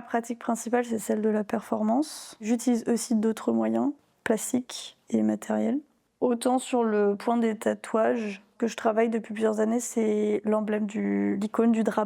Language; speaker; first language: French; native; French